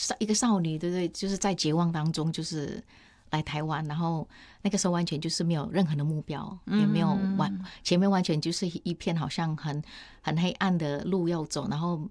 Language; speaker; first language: Chinese; non-native, fluent; Indonesian